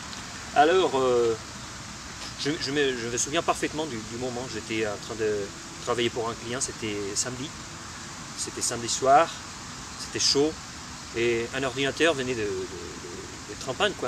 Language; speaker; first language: French; non-native, fluent; Spanish